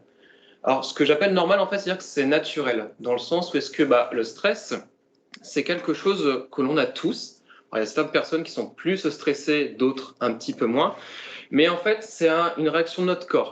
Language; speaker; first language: French; native; French